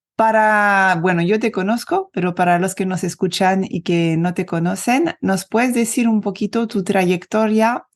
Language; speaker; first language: Spanish; non-native, fluent; French